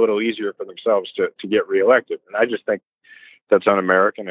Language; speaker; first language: English; native; English